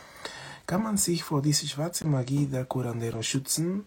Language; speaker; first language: German; non-native, fluent; Spanish